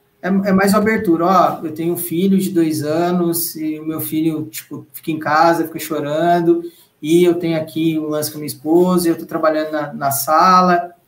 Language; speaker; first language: Portuguese; native; Portuguese